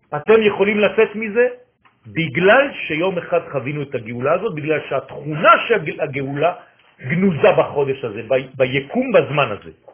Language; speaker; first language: Hebrew; non-native, fluent; French